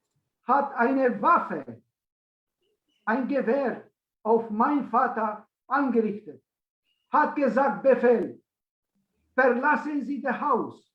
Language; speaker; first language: German; non-native, fluent; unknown